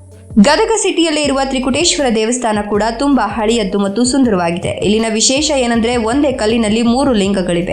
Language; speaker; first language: Kannada; native; Kannada